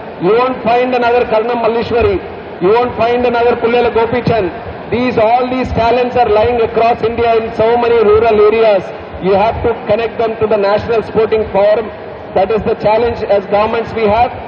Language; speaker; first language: English; non-native, local second language; Telugu